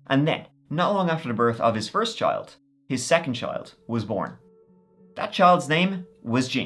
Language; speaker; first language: English; native; English